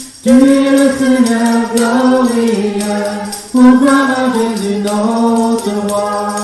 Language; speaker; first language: French; native; French